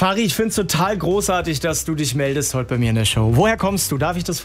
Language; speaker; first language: German; native; German